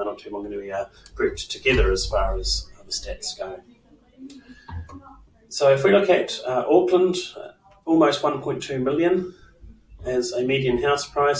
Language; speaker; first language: English; native; English